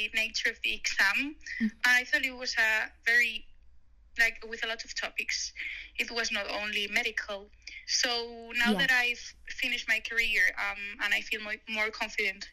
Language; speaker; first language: English; non-native, fluent; Spanish